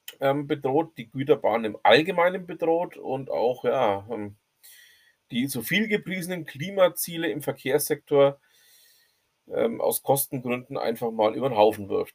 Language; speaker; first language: German; native; German